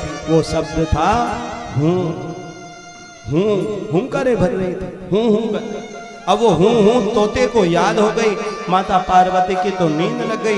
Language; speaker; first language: Hindi; native; Hindi